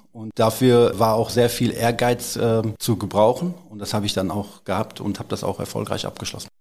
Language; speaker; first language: German; early bilingual, other home language; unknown